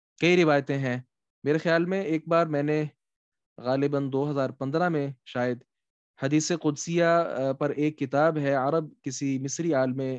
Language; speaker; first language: Urdu; non-native, local second language; Punjabi